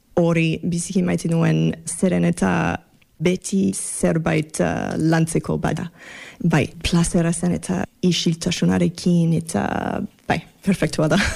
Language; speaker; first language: Basque; non-native, learner; English